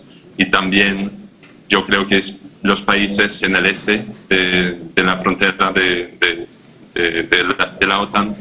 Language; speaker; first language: Spanish; non-native, fluent; English